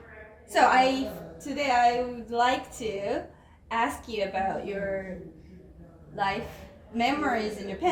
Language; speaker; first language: English; non-native, fluent; Japanese